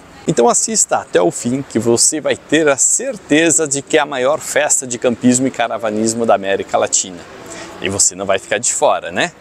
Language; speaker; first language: Portuguese; native; Portuguese